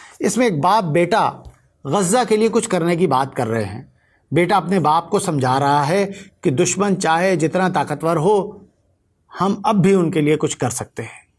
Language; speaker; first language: Urdu; native; Urdu